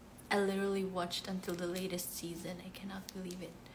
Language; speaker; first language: English; non-native, local second language; Filipino